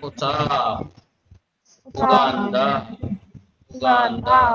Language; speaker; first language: Urdu; native; Urdu